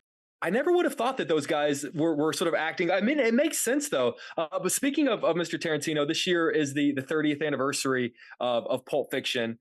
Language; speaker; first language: English; native; English